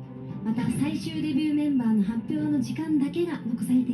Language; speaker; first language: Japanese; native; Japanese